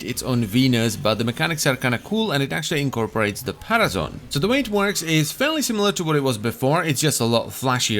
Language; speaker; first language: English; non-native, fluent; Czech